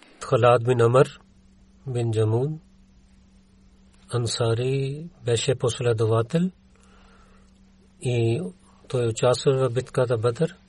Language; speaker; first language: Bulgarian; non-native, learner; Urdu